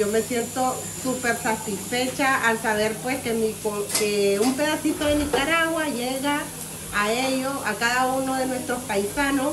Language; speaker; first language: Spanish; native; Spanish